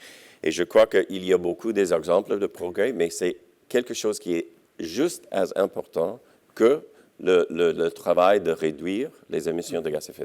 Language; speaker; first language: French; non-native, local second language; English